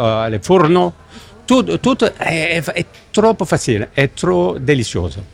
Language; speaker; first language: Italian; non-native, learner; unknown